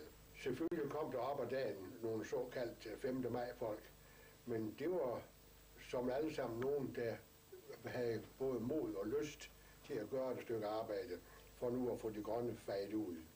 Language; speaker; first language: Danish; native; Danish